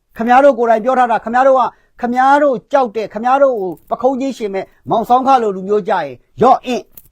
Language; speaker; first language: Burmese; non-native, local second language; Kachin